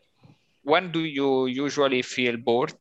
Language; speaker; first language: English; non-native, learner; Italian